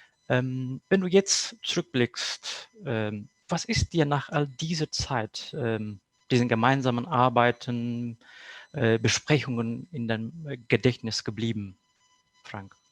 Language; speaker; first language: German; non-native, fluent; Kurdish